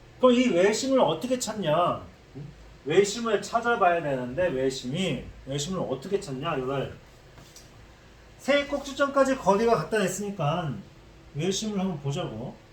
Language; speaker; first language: Korean; native; Korean